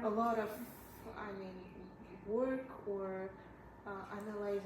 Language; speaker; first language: English; non-native, learner; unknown